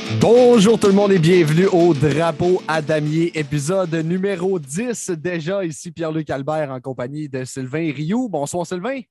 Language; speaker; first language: French; native; French